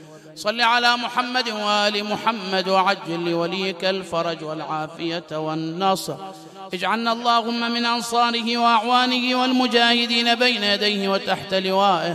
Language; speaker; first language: Arabic; native; Arabic